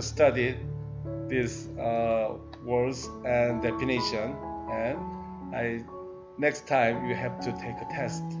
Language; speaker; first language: English; non-native, learner; Korean